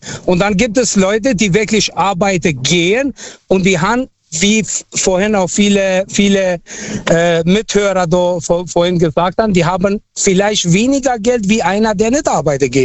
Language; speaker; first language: German; non-native, fluent; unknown